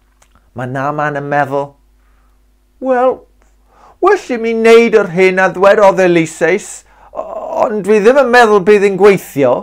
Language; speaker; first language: Welsh; non-native, local second language; English